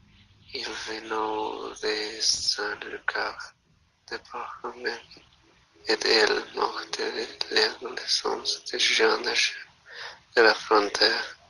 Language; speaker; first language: French; non-native, learner; Spanish